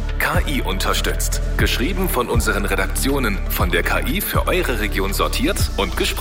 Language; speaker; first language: German; native; German